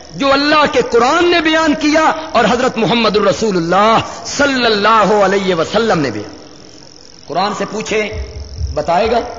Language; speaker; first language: Urdu; non-native, local second language; Punjabi